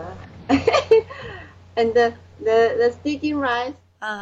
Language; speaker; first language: English; non-native, learner; Chinese